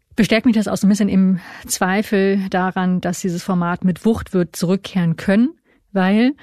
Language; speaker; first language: German; native; German